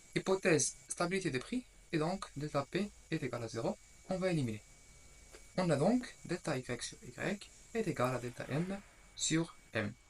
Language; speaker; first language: French; non-native, local second language; Arabic